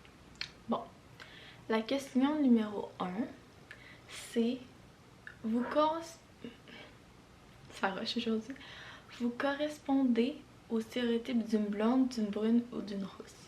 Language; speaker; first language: French; native; French